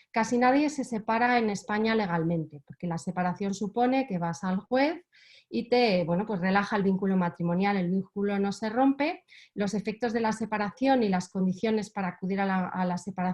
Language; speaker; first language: Spanish; native; Spanish